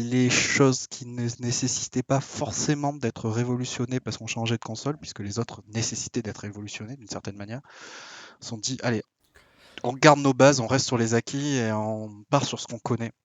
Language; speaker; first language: French; native; French